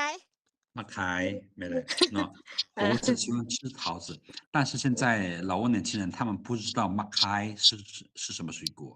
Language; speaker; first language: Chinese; non-native, fluent; Lao